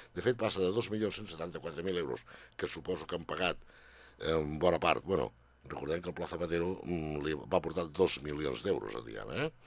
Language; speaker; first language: Catalan; native; Catalan